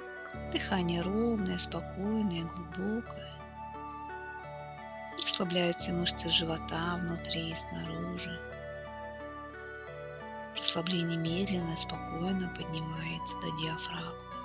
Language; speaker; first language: Russian; native; Russian